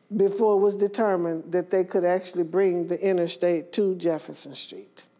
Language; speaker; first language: English; native; English